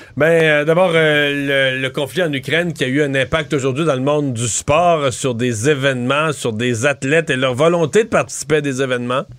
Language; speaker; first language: French; native; French